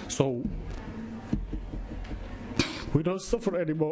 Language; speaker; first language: English; non-native, learner; Somali